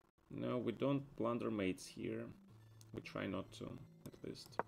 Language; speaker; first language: English; non-native, fluent; Russian